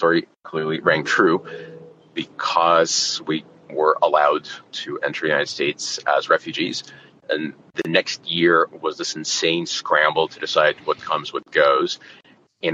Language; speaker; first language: English; non-native, fluent; Russian